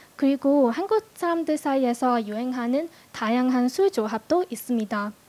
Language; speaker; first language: Korean; non-native, fluent; Cantonese